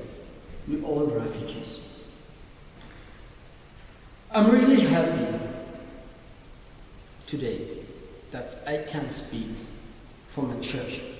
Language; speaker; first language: English; non-native, learner; Arabic